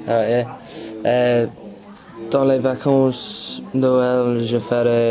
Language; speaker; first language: French; non-native, learner; English